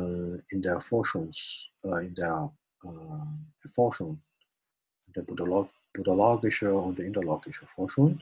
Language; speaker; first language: German; non-native, fluent; Chinese